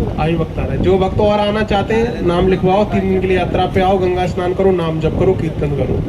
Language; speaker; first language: Hindi; native; Hindi